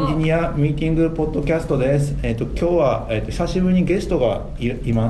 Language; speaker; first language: Japanese; native; Japanese